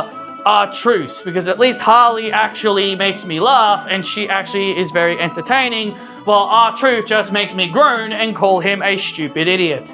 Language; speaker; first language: English; native; English